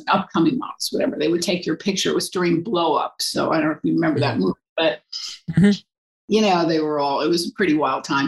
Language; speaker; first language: English; native; English